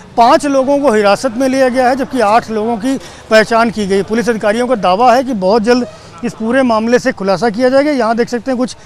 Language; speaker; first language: Hindi; native; Hindi